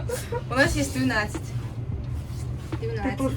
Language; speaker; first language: Russian; non-native, learner; Mongolian